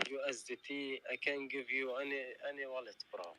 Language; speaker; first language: English; non-native, learner; Arabic